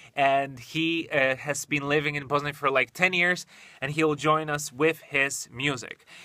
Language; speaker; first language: English; non-native, fluent; Polish